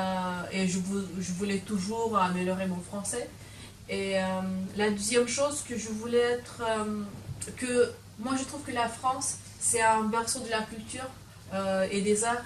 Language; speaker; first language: French; non-native, fluent; Lithuanian